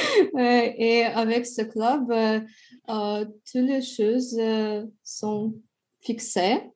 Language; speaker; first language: French; non-native, fluent; Russian